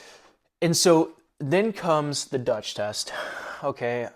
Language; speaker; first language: English; native; English